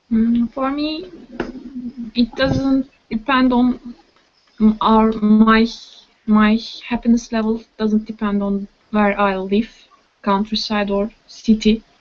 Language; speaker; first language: English; non-native, learner; Turkish